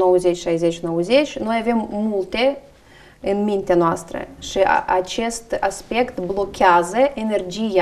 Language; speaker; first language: Romanian; non-native, learner; Russian